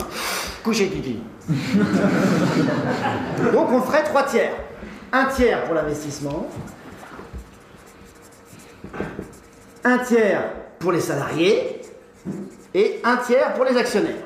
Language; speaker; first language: French; native; French